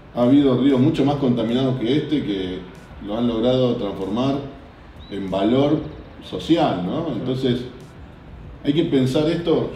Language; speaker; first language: Spanish; native; Spanish